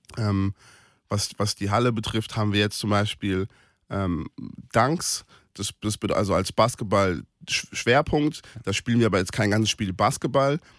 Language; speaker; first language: German; native; German